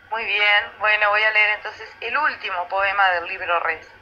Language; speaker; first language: Spanish; native; Spanish